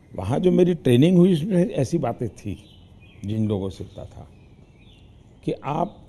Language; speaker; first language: Hindi; non-native, local second language; Gujarati